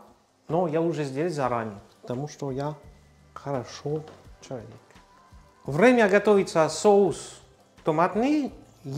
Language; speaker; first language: Russian; non-native, learner; French